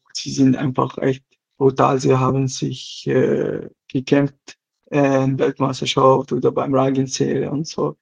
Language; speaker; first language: German; non-native, learner; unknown